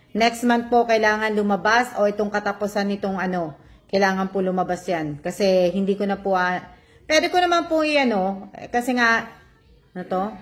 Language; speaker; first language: Filipino; native; Filipino